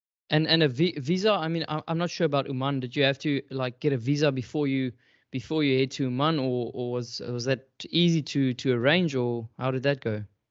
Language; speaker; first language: English; non-native, local second language; Afrikaans